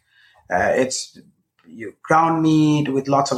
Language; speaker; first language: English; non-native, local second language; Nepali